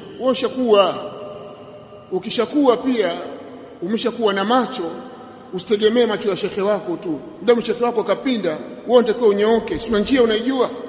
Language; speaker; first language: Swahili; native; Swahili